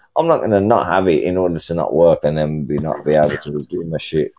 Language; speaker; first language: English; native; English